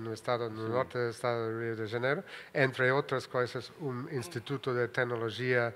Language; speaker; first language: Portuguese; non-native, fluent; Spanish